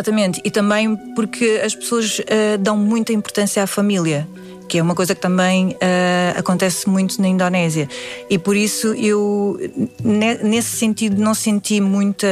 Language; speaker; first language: Portuguese; early bilingual, other home language; Indonesian